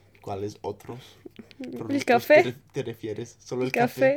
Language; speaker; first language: Spanish; non-native, fluent; English